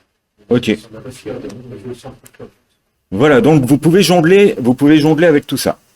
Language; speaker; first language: French; native; French